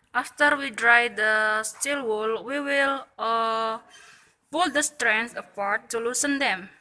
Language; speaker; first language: English; non-native, learner; Indonesian